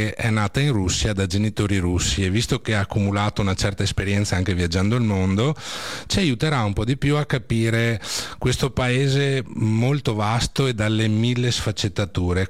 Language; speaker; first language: Italian; native; Italian